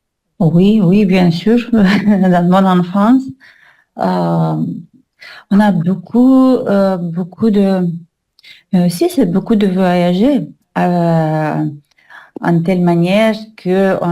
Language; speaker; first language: French; non-native, learner; Russian